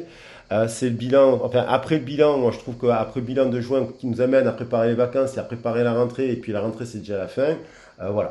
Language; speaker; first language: French; native; French